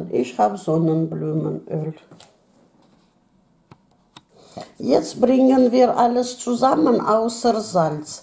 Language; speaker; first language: German; non-native, fluent; Russian